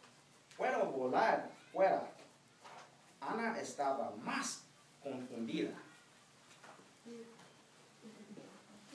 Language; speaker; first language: Spanish; non-native, fluent; English